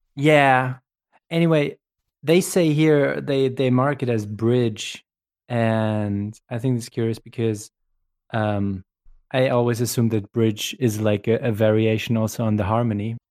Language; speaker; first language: English; non-native, fluent; German